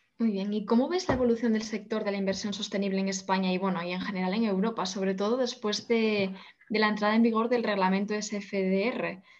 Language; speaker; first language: Spanish; native; Spanish